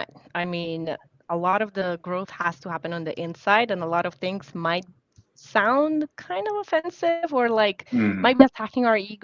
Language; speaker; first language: English; non-native, fluent; Polish